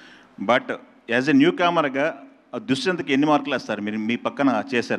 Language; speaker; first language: Telugu; native; Telugu